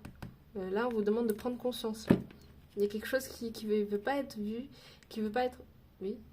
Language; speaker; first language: French; native; French